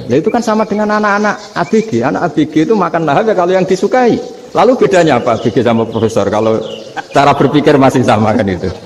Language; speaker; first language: Indonesian; non-native, local second language; Javanese